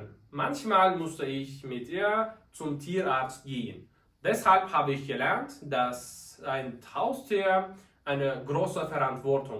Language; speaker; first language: German; non-native, fluent; Uzbek